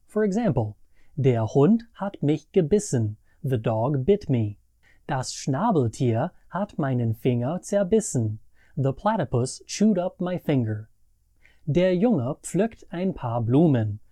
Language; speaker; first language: German; non-native, fluent; English